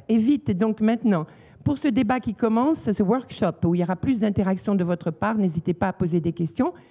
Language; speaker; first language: French; native; French